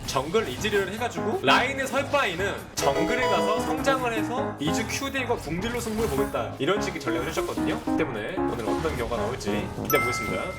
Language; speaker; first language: Korean; native; Korean